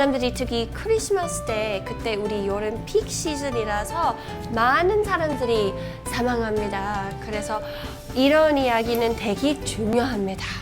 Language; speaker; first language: Korean; non-native, fluent; English